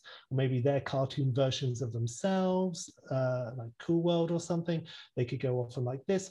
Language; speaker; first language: English; native; English